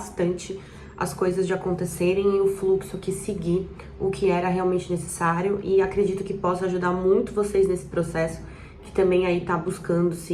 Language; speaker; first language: Portuguese; native; Portuguese